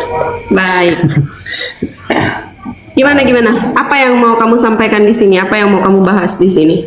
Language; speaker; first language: Indonesian; native; Indonesian